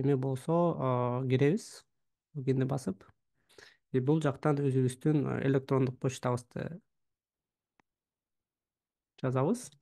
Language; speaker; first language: Kyrgyz; native; Kyrgyz